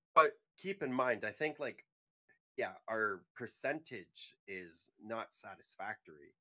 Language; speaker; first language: English; native; English